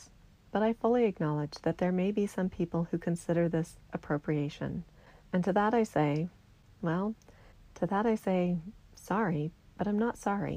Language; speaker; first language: English; native; English